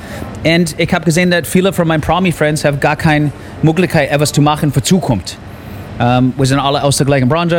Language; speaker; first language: German; non-native, learner; English